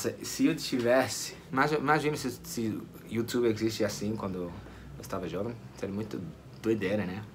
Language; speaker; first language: Portuguese; non-native, fluent; English